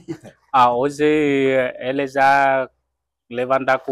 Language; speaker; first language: Portuguese; non-native, learner; Vietnamese